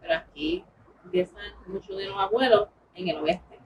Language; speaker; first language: Spanish; early bilingual, heritage; English